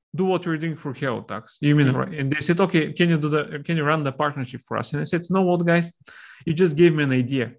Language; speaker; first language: English; non-native, fluent; Bulgarian